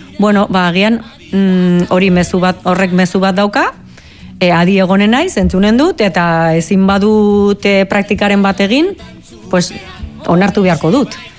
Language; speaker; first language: Basque; non-native, local second language; Spanish